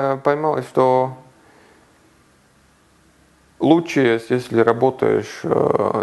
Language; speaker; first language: Russian; non-native, local second language; Lithuanian